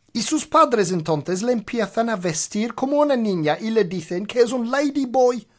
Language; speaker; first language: Spanish; non-native, fluent; English